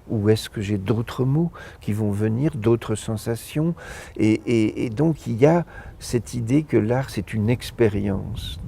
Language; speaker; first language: French; native; French